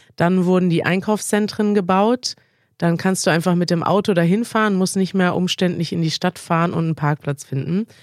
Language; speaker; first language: German; native; German